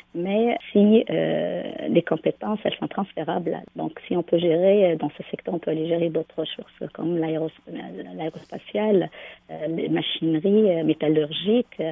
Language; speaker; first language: French; non-native, local second language; Arabic